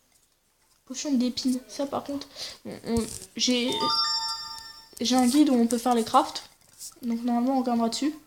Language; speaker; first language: French; native; French